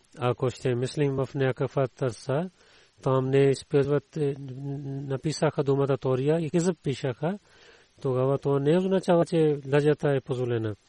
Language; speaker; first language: Bulgarian; non-native, learner; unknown